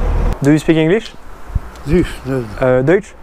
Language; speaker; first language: English; non-native, learner; French